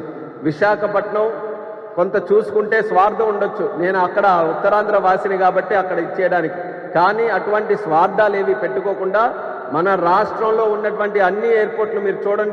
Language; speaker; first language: Telugu; native; Telugu